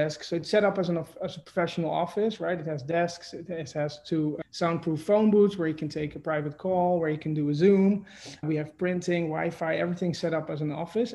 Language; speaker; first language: English; non-native, fluent; Dutch